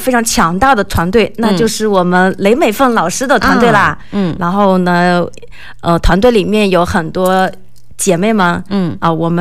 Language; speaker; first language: Chinese; non-native, local second language; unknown